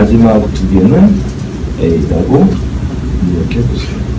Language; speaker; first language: Korean; native; Korean